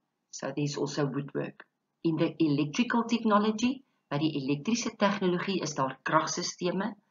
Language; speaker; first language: English; non-native, local second language; Afrikaans